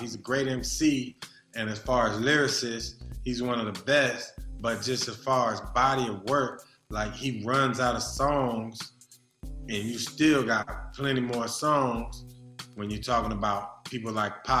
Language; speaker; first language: English; native; English